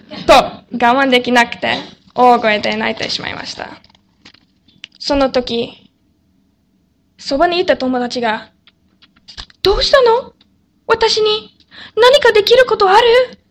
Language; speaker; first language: Japanese; non-native, learner; English